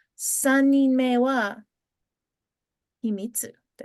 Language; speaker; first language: Japanese; non-native, fluent; English